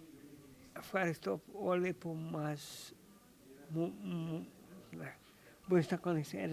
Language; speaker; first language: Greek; early bilingual, heritage; English